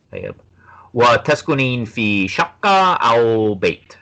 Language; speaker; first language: Arabic; non-native, fluent; English